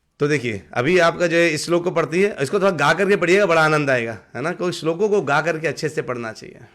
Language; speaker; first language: Hindi; native; Hindi